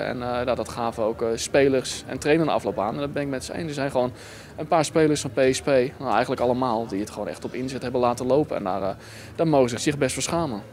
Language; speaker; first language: Dutch; native; Dutch